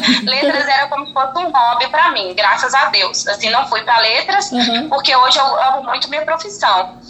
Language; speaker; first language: Portuguese; native; Portuguese